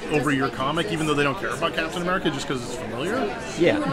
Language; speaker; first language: English; native; English